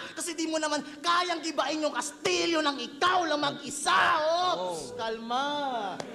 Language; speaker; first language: Filipino; non-native, local second language; Hiligaynon